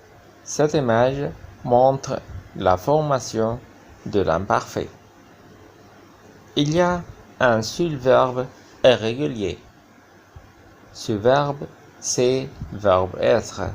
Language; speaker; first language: French; non-native, fluent; Arabic